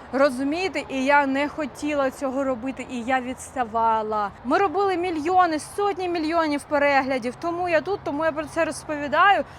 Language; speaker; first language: Ukrainian; non-native, local second language; Russian